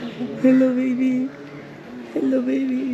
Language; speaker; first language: English; non-native, learner; Turkish